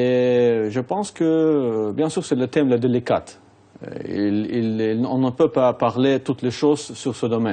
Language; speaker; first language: French; non-native, fluent; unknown